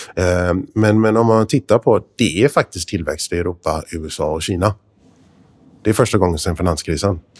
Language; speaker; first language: Swedish; non-native, fluent; English